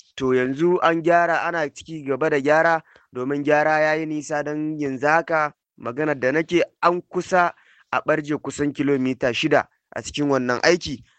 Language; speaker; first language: Hausa; native; Hausa